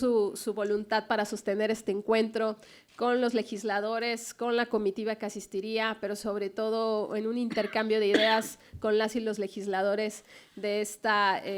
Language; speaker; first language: Spanish; native; Spanish